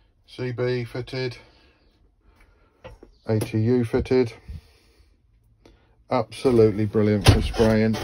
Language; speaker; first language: English; native; English